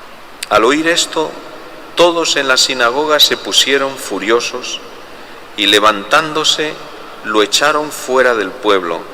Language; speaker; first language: Spanish; native; Spanish